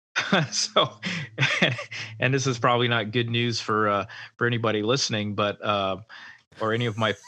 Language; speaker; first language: English; native; English